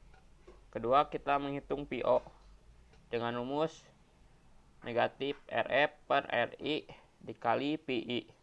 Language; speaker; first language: Indonesian; native; Indonesian